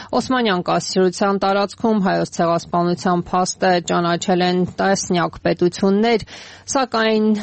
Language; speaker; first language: Armenian; native; Armenian